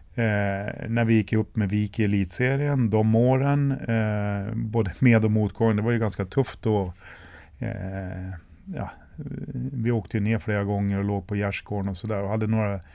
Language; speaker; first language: Swedish; native; Swedish